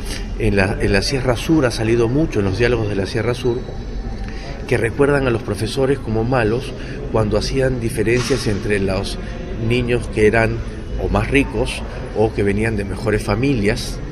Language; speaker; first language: Spanish; native; Spanish